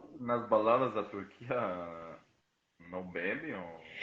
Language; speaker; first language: Portuguese; non-native, fluent; Spanish